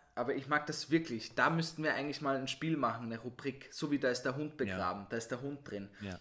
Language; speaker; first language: German; native; German